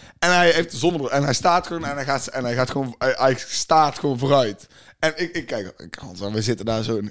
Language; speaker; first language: Dutch; native; Dutch